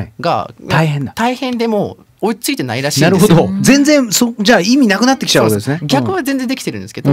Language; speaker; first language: Japanese; native; Japanese